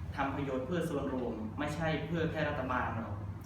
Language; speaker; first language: Thai; non-native, learner; Khmer